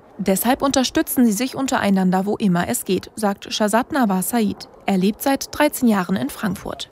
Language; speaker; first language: German; native; German